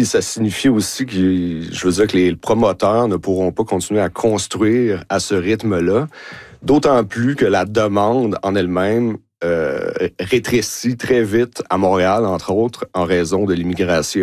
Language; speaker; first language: French; native; French